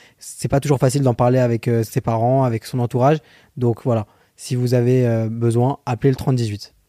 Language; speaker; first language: French; native; French